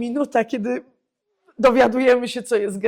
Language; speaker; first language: Polish; native; Polish